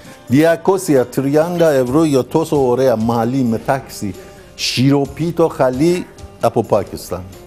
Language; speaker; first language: Greek; non-native, learner; Persian